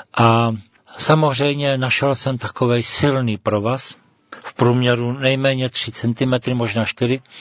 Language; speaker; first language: Czech; native; Czech